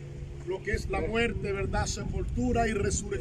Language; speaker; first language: Spanish; native; Spanish